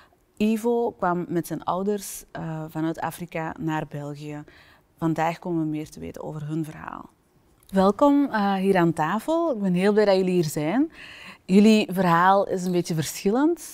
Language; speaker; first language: Dutch; native; Dutch